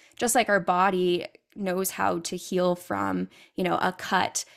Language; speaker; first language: English; native; English